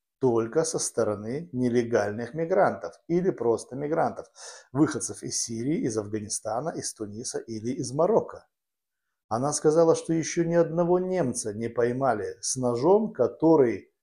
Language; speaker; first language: Russian; native; Russian